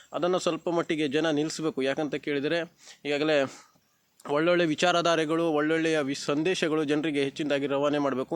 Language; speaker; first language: Kannada; non-native, local second language; Konkani